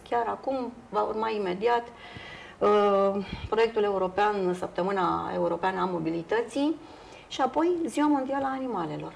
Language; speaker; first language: Romanian; native; Romanian